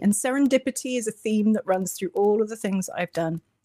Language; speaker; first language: English; native; English